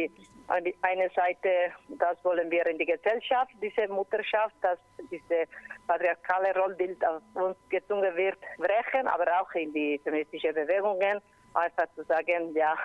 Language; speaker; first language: German; non-native, learner; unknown